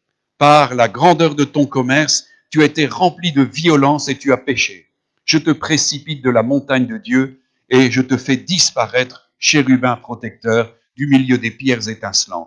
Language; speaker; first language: French; native; French